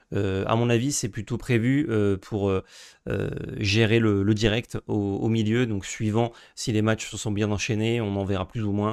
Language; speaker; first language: French; native; French